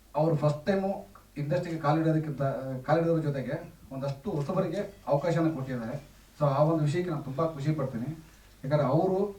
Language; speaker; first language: Kannada; native; Kannada